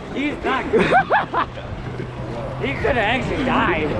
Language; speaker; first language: English; native; English